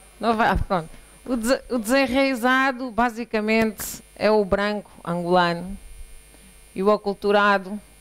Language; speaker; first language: Portuguese; native; Portuguese